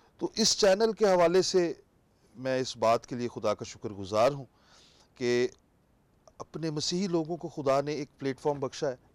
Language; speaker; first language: Urdu; non-native, local second language; Punjabi